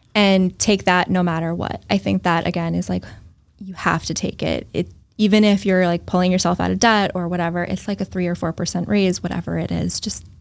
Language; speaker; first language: English; native; English